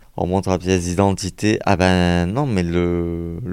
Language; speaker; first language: French; native; French